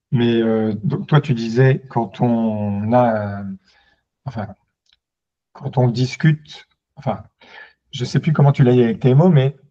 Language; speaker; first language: French; native; French